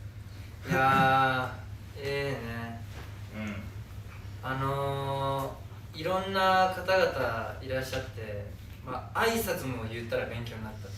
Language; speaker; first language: Japanese; native; Japanese